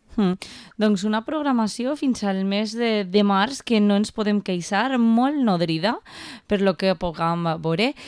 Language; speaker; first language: Catalan; native; Catalan